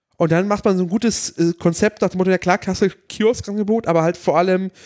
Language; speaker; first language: German; early bilingual, other home language; Polish